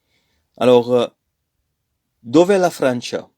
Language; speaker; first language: Italian; non-native, fluent; French